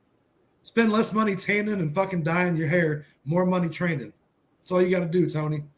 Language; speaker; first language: English; native; English